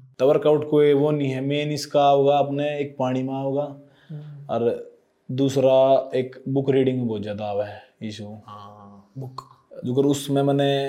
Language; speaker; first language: Hindi; native; Hindi